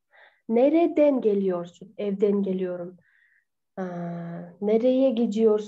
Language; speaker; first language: Turkish; non-native, fluent; Kyrgyz